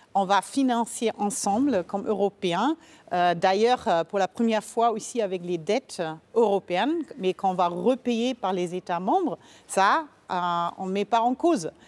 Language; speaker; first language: French; non-native, fluent; German